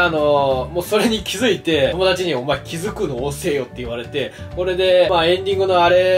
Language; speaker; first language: Japanese; native; Japanese